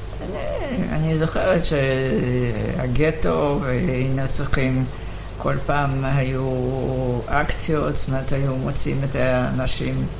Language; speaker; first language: Hebrew; non-native, fluent; Polish